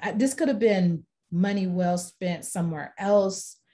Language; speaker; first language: English; native; English